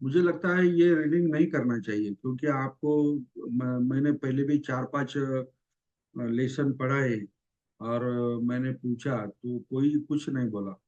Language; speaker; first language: Hindi; non-native, local second language; Marathi